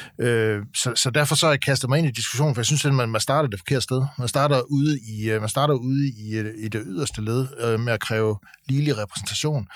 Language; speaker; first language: Danish; native; Danish